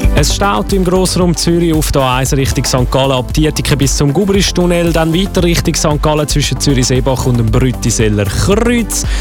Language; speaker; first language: German; native; German